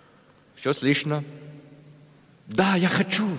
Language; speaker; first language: Russian; non-native, learner; German